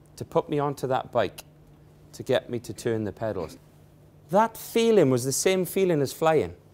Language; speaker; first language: English; native; English